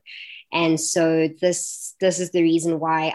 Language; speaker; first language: English; native; English